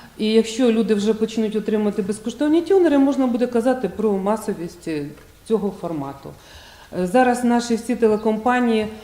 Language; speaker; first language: Ukrainian; native; Ukrainian